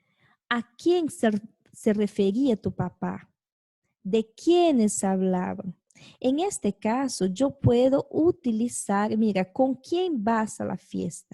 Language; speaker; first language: Spanish; non-native, fluent; Portuguese